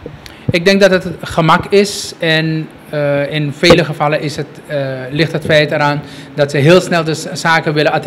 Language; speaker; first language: Dutch; native; Dutch